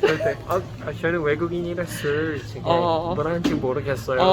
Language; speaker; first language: Korean; native; Korean